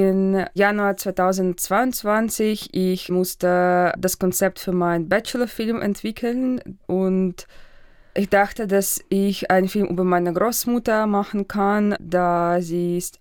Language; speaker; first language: German; non-native, fluent; Russian